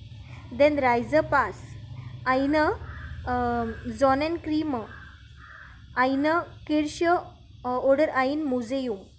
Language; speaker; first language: German; non-native, learner; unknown